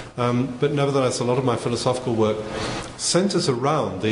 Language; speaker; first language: English; native; English